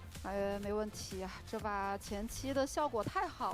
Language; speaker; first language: Chinese; native; Chinese